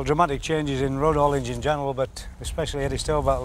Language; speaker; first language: English; native; English